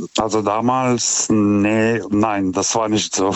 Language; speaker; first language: German; non-native, fluent; Lithuanian